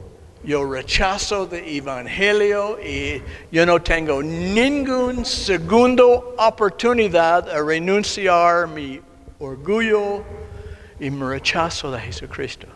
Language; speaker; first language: Spanish; non-native, learner; English